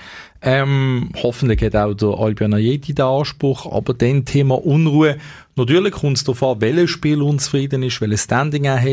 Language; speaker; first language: German; native; German